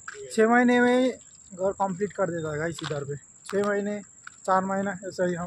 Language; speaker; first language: Hindi; non-native, local second language; Nepali